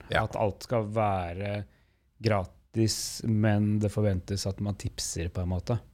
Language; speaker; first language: Norwegian; native; Norwegian